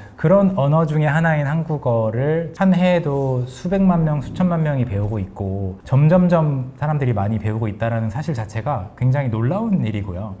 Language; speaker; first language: Korean; native; Korean